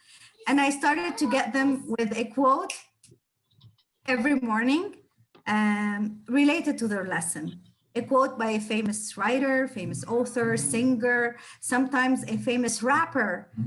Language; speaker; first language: English; non-native, fluent; Arabic